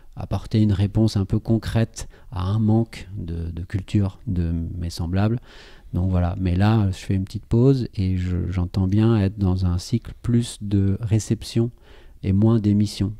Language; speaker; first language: French; native; French